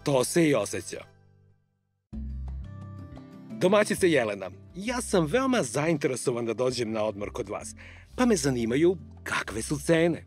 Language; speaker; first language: Serbian; native; Serbian